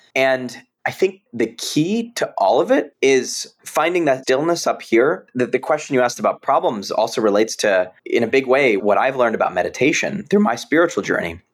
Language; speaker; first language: English; native; English